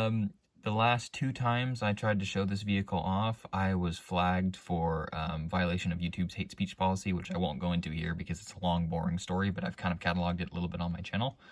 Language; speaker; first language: English; native; English